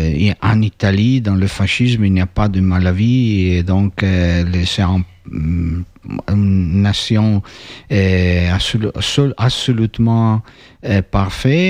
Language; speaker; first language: French; non-native, fluent; Italian